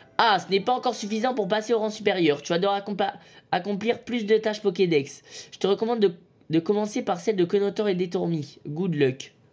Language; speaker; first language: French; native; French